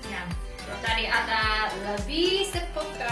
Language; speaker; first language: Indonesian; non-native, learner; English